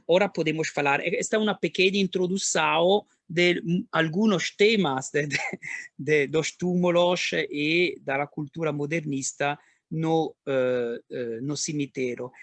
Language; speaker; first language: Portuguese; non-native, learner; Italian